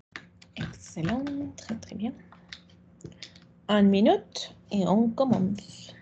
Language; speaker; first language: French; non-native, fluent; Spanish